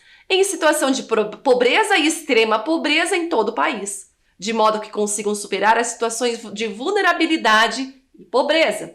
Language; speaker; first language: Portuguese; native; Portuguese